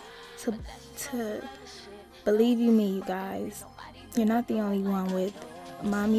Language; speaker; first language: English; native; English